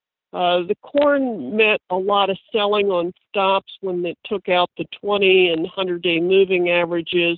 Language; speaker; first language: English; native; English